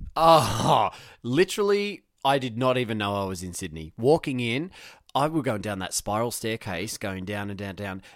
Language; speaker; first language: English; native; English